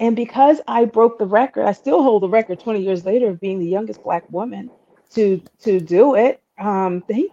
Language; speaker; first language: English; native; English